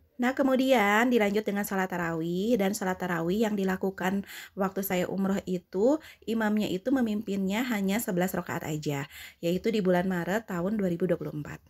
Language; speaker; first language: Indonesian; native; Indonesian